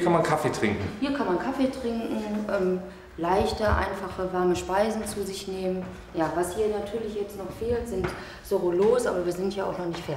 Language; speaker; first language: German; native; German